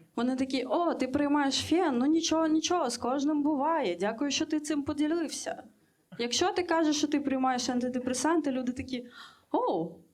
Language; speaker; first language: Ukrainian; native; Ukrainian